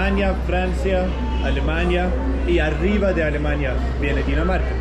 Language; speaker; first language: Spanish; non-native, learner; Danish